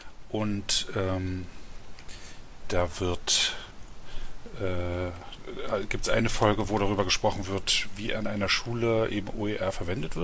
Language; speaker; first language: German; native; German